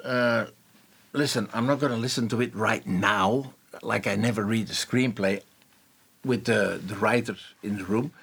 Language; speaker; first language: English; non-native, fluent; Dutch